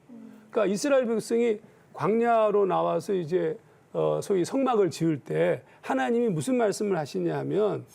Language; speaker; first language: Korean; native; Korean